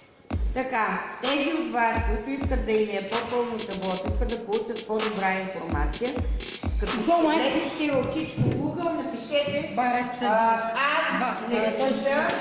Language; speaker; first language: Bulgarian; native; Bulgarian